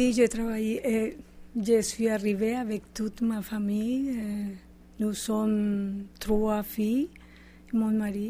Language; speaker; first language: French; non-native, learner; Spanish